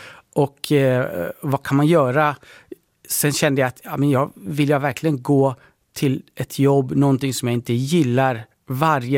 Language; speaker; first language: Swedish; early bilingual, other home language; Persian